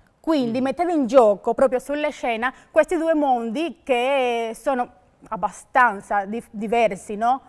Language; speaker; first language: Italian; non-native, fluent; Spanish